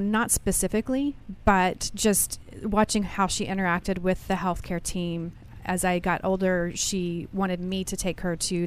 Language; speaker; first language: English; native; English